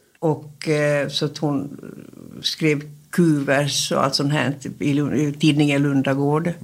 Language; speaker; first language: Swedish; native; Swedish